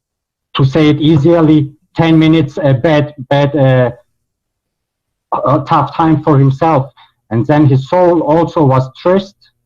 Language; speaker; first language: English; non-native, learner; Bosnian